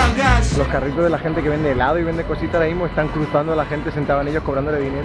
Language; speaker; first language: Spanish; native; Spanish